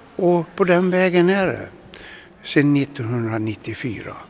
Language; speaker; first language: Swedish; native; Swedish